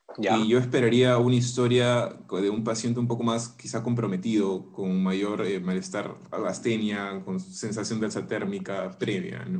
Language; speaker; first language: Spanish; native; Spanish